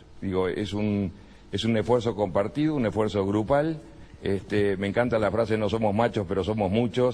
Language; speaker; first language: Spanish; native; Spanish